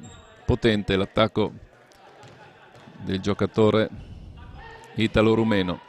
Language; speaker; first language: Italian; native; Italian